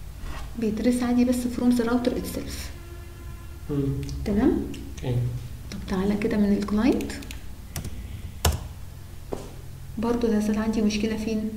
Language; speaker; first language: Arabic; native; Arabic